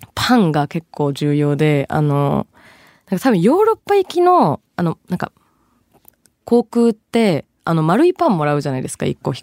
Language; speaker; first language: Japanese; early bilingual, other home language; Bangla